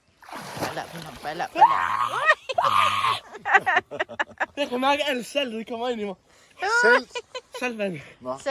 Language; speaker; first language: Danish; non-native, learner; Thai